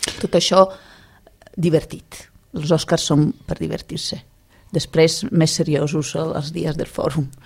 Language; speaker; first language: Catalan; non-native, fluent; Italian